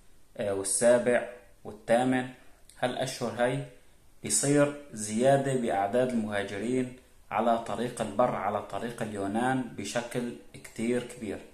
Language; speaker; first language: Arabic; native; Arabic